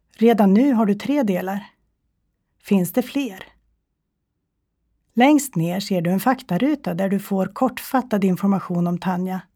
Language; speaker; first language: Swedish; native; Swedish